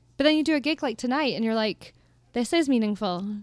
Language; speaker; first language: English; native; English